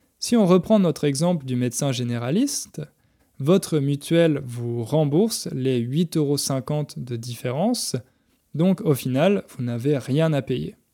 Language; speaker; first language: French; native; French